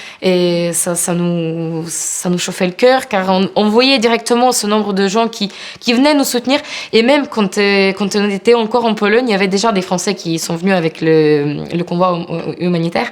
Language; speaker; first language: French; non-native, fluent; Ukrainian